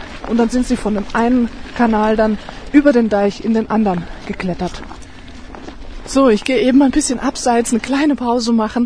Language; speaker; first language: German; native; German